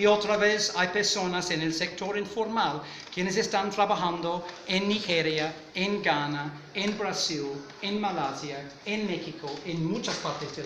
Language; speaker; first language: Spanish; non-native, fluent; English